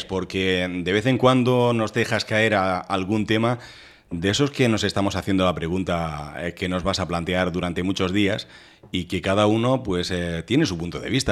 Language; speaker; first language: Spanish; native; Spanish